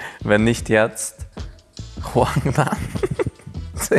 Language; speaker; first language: German; non-native, fluent; Hungarian